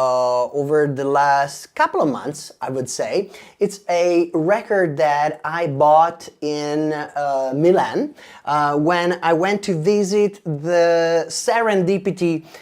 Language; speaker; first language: English; non-native, fluent; Italian